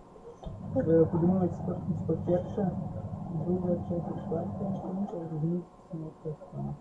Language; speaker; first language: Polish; non-native, learner; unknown